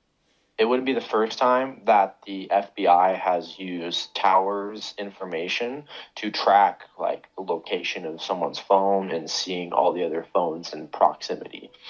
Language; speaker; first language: English; native; English